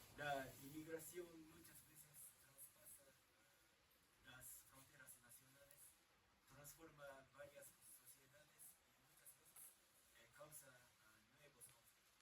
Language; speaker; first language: Spanish; non-native, fluent; Japanese